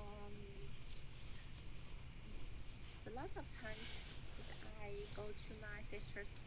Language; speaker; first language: English; non-native, learner; Chinese